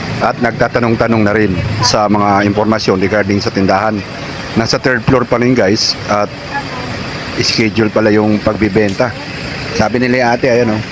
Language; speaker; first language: Filipino; native; Filipino